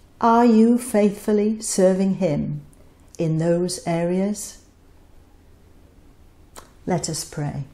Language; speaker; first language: English; native; English